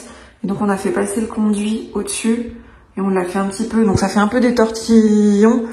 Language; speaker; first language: French; native; French